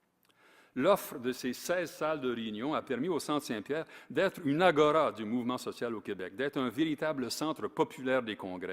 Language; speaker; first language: French; native; French